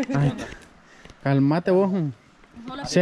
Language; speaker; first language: Spanish; native; Spanish